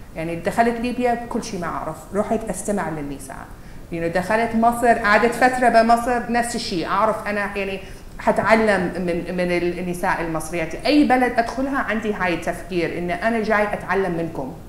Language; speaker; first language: Arabic; non-native, fluent; English